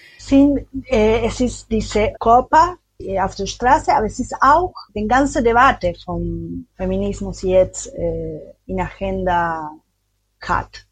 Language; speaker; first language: German; non-native, learner; Spanish